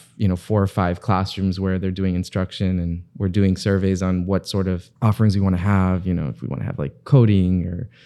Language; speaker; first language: English; native; English